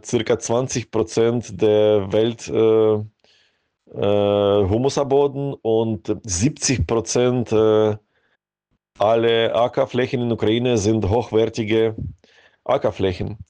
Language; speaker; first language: German; non-native, fluent; Ukrainian